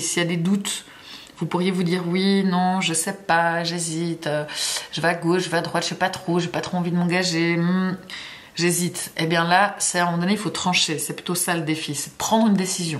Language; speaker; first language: French; native; French